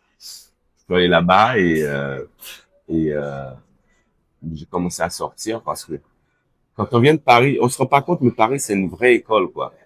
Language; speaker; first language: French; early bilingual, other home language; Haitian Creole